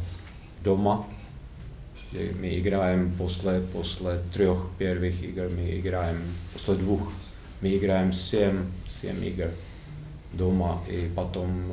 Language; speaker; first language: Russian; non-native, fluent; Czech